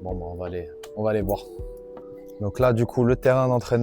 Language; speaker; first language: French; native; French